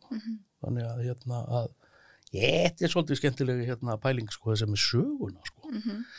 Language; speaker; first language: Icelandic; native; Icelandic